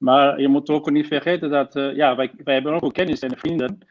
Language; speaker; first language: Dutch; non-native, fluent; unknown